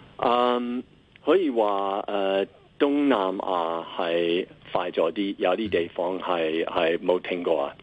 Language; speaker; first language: Cantonese; non-native, fluent; English